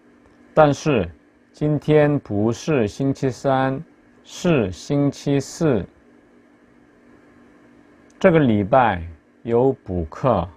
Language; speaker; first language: Chinese; non-native, fluent; Korean